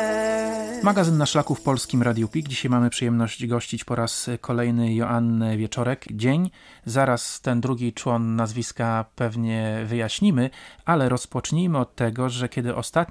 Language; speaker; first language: Polish; native; Polish